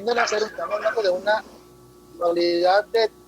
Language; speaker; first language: Spanish; native; Spanish